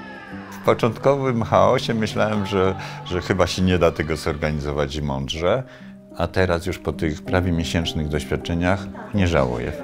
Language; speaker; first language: Polish; native; Polish